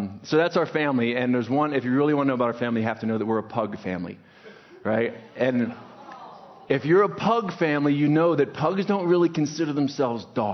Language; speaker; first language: English; native; English